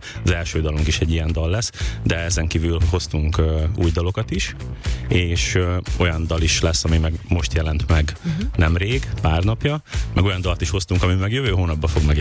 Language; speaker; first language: Hungarian; native; Hungarian